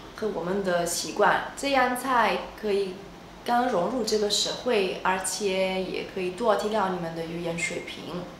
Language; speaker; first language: Chinese; non-native, fluent; Italian